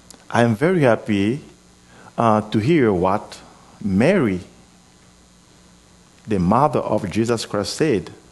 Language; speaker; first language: English; non-native, fluent; Lingala